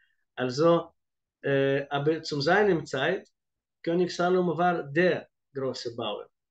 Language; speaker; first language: German; non-native, fluent; Russian